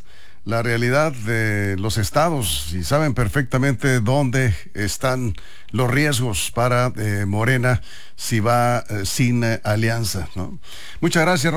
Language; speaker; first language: Spanish; native; Spanish